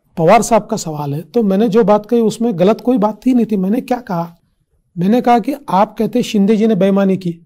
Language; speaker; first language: Hindi; non-native, local second language; Marathi